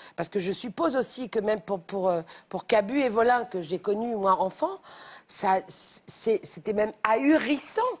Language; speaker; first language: French; native; French